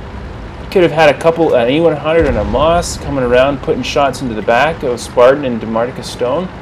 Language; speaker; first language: English; native; English